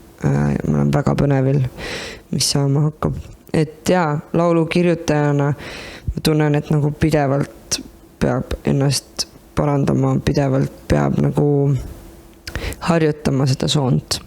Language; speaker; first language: Estonian; native; Estonian